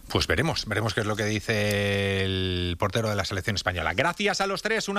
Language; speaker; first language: Spanish; native; Spanish